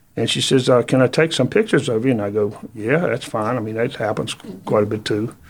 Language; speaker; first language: English; native; English